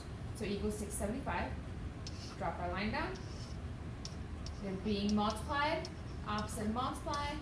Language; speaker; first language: English; native; English